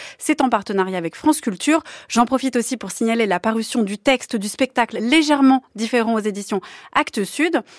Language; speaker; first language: French; native; French